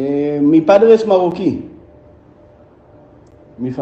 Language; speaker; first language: Spanish; non-native, learner; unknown